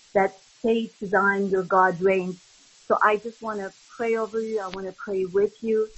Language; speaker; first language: English; early bilingual, other home language; Arabic